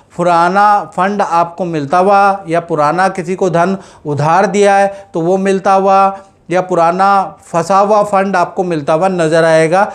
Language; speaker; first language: Hindi; non-native, local second language; Gujarati